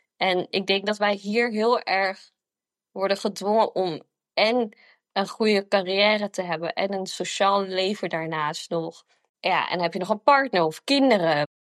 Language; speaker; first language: Dutch; early bilingual, other home language; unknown